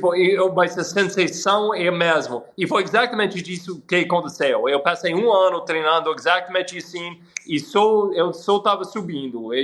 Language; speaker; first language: Portuguese; non-native, fluent; English